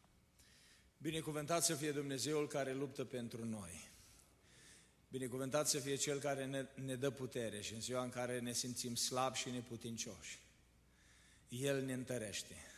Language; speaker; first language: Romanian; native; Romanian